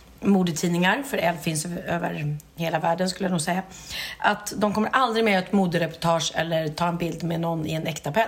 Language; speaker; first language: Swedish; native; Swedish